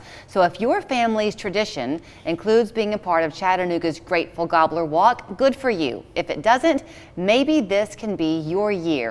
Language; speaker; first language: English; native; English